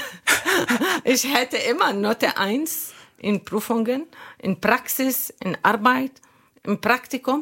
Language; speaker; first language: German; non-native, learner; Arabic